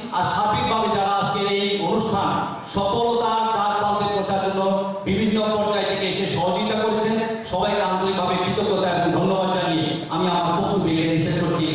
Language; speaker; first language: Bangla; non-native, local second language; Marma